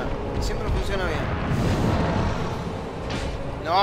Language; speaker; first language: Spanish; native; Spanish